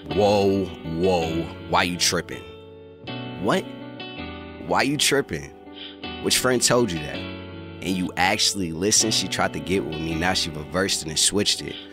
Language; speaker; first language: English; native; English